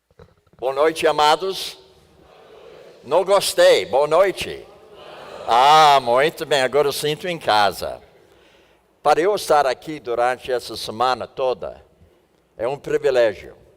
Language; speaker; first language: Portuguese; non-native, fluent; English